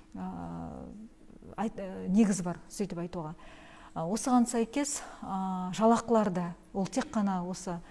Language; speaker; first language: Kazakh; native; Kazakh